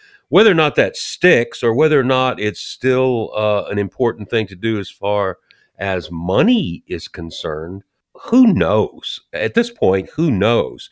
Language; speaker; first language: English; native; English